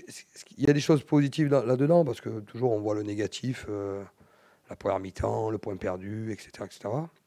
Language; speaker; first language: French; native; French